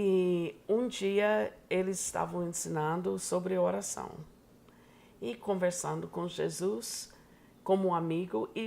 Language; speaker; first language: Portuguese; non-native, fluent; English